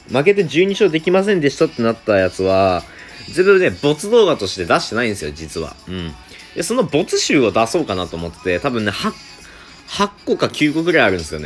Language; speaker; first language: Japanese; native; Japanese